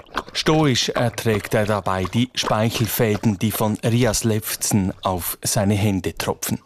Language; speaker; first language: German; native; German